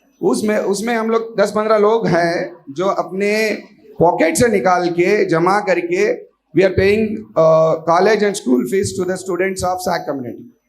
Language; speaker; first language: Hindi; non-native, local second language; Marathi